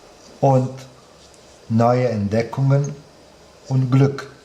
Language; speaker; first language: German; non-native, fluent; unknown